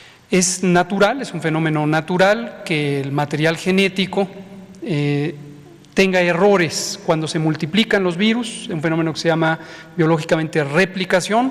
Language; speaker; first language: Spanish; native; Spanish